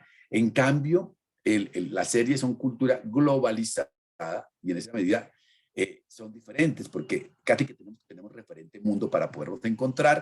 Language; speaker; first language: Spanish; native; Spanish